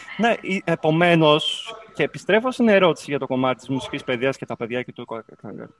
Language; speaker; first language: Greek; native; Greek